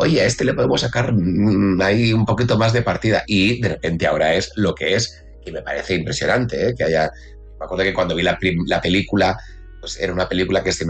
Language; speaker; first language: Spanish; native; Spanish